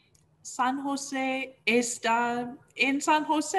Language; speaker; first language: Spanish; non-native, learner; English